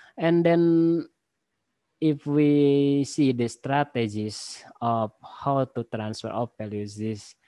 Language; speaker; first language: English; non-native, learner; Indonesian